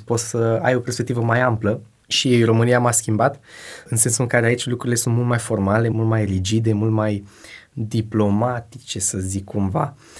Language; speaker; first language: Romanian; non-native, fluent; Spanish